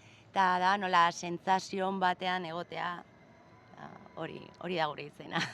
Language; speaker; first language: Basque; non-native, local second language; Spanish